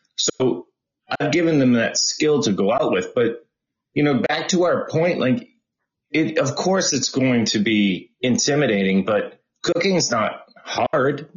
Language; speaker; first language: English; native; English